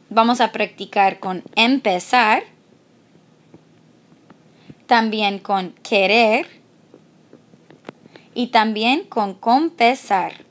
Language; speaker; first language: Spanish; non-native, fluent; English